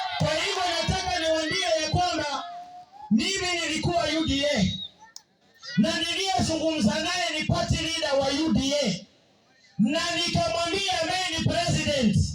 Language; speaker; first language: Swahili; non-native, local second language; Giryama